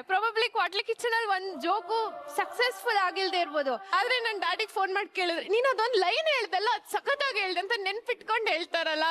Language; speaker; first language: Kannada; non-native, local second language; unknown